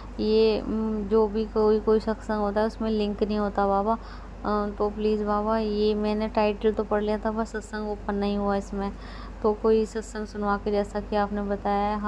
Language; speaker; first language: Hindi; native; Hindi